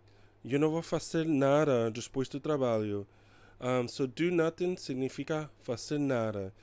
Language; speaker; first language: Portuguese; non-native, learner; English